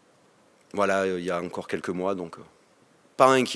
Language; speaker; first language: French; native; French